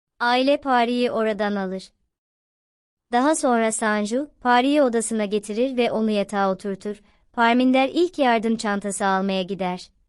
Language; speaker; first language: Turkish; native; Turkish